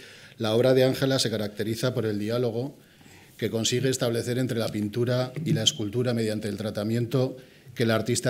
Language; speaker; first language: Spanish; native; Spanish